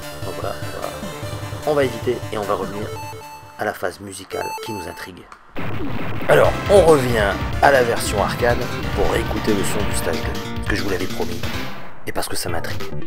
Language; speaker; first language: French; native; French